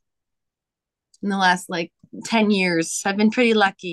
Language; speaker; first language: English; native; English